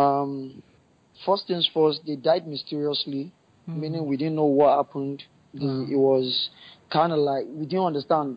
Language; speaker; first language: English; non-native, local second language; Yoruba